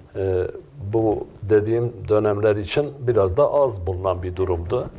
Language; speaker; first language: Turkish; non-native, local second language; Kurdish